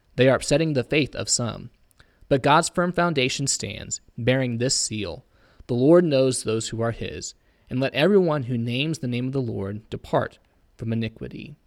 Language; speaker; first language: English; native; English